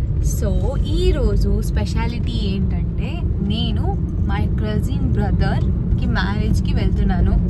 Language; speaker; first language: Telugu; non-native, local second language; Kannada